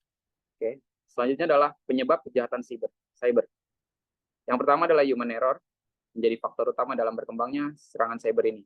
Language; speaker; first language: Indonesian; native; Indonesian